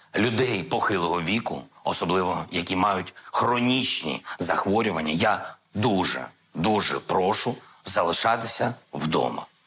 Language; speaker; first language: Ukrainian; non-native, local second language; Russian